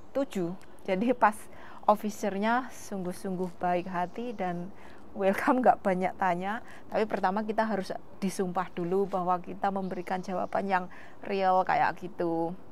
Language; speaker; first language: Indonesian; non-native, local second language; Javanese